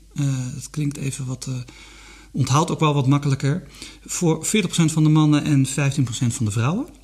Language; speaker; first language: Dutch; native; Dutch